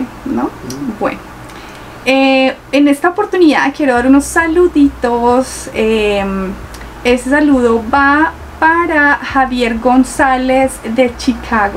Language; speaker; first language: Spanish; native; Spanish